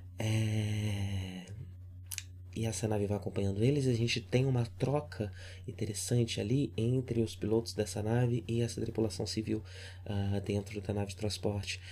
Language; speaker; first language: Portuguese; native; Portuguese